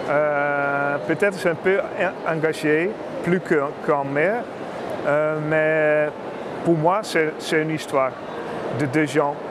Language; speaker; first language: French; non-native, learner; Dutch